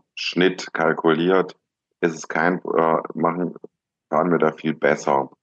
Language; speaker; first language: German; native; German